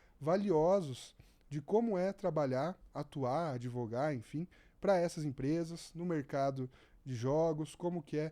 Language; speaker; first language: Portuguese; native; Portuguese